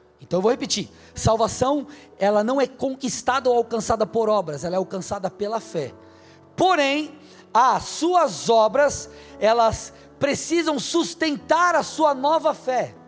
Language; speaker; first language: Portuguese; native; Portuguese